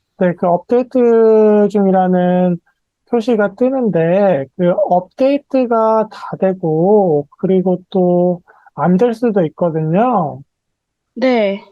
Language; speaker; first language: Korean; native; Korean